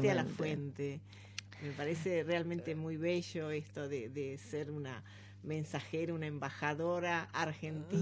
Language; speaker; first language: Spanish; native; Spanish